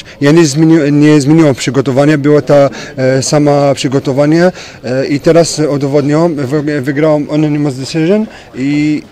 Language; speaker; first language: Polish; non-native, fluent; French